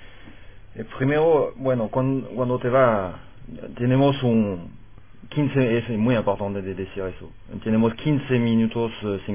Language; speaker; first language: Spanish; non-native, fluent; French